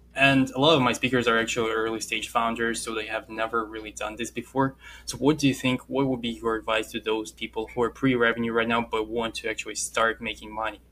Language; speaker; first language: English; non-native, fluent; Russian